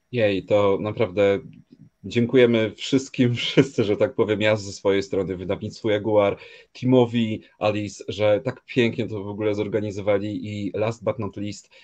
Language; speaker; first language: Polish; native; Polish